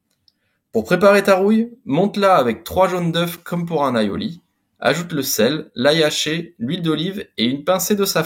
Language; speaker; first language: French; native; French